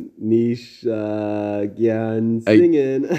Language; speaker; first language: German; non-native, learner; English